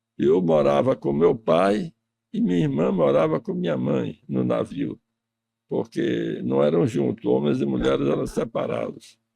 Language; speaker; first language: Portuguese; early bilingual, other home language; Russian